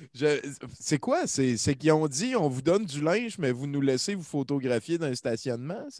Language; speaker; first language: French; native; French